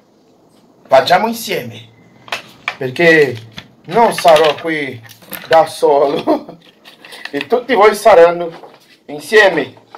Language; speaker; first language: Italian; non-native, learner; Portuguese